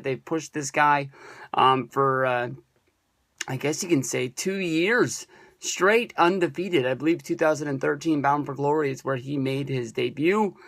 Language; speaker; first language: English; native; English